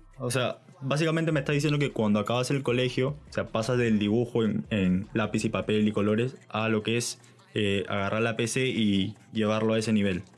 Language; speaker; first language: Spanish; native; Spanish